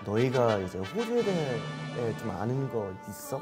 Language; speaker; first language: Korean; early bilingual, heritage; Korean